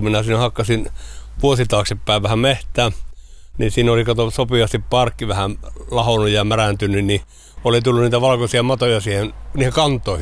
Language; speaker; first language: Finnish; native; Finnish